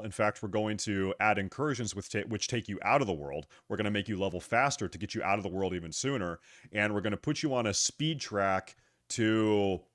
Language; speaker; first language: English; native; English